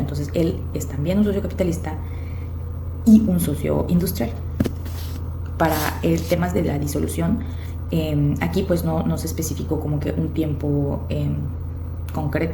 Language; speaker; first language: Spanish; native; Spanish